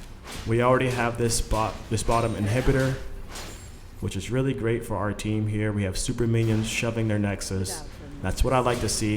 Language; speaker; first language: English; native; English